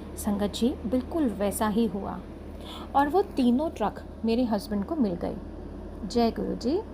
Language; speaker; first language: Hindi; native; Hindi